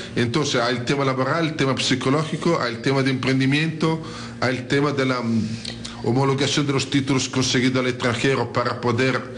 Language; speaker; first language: Spanish; non-native, fluent; Italian